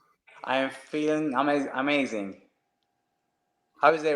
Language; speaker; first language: English; non-native, learner; Turkish